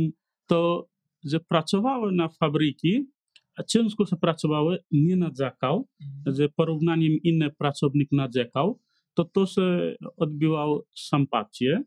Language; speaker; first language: Polish; non-native, learner; Nepali